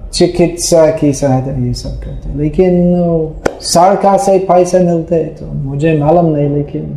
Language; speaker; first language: Hindi; non-native, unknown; English